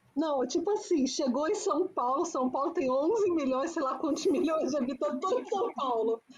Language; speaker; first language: Portuguese; native; Portuguese